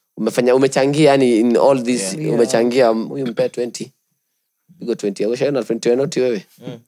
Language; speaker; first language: Swahili; native; Swahili